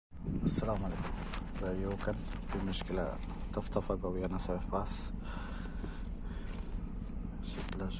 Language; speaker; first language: Arabic; non-native, learner; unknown